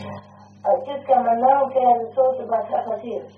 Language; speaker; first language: French; non-native, learner; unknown